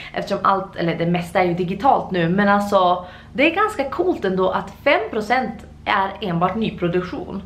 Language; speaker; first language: Swedish; native; Swedish